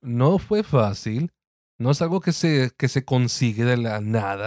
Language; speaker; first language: Spanish; early bilingual, heritage; Spanish